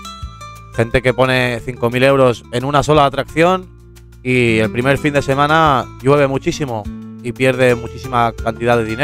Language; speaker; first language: Spanish; native; Spanish